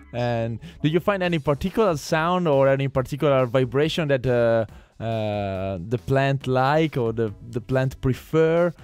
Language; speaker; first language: English; non-native, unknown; Italian